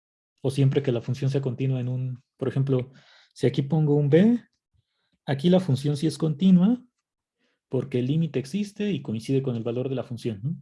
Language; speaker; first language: Spanish; native; Spanish